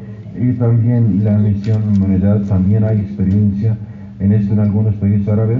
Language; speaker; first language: Spanish; non-native, fluent; Arabic